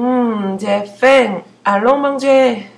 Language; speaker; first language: French; non-native, learner; Korean